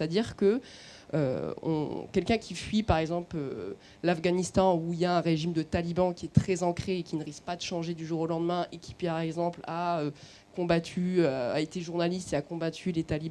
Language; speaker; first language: French; native; French